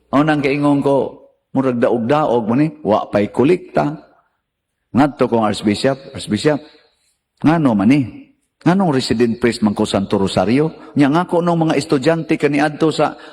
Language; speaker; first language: Cebuano; native; Cebuano